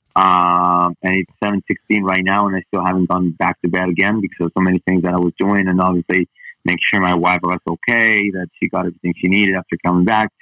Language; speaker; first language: English; non-native, fluent; Spanish